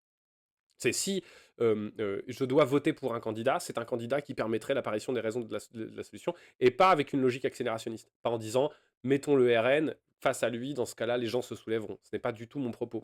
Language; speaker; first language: French; native; French